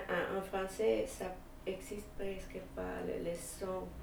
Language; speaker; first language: French; non-native, fluent; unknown